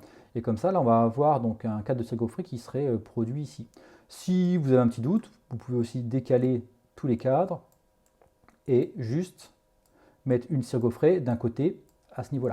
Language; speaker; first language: French; native; French